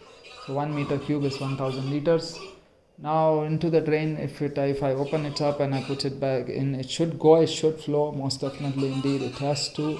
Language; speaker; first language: English; non-native, local second language; Hindi